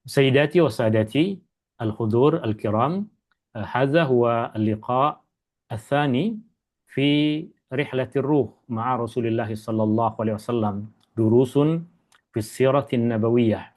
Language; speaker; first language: Arabic; non-native, fluent; Malay